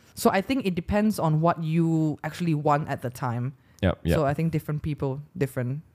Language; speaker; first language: English; native; English